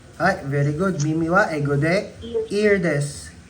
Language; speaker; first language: Japanese; non-native, fluent; Filipino